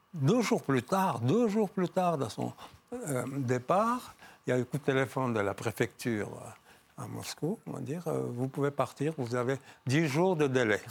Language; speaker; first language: French; non-native, fluent; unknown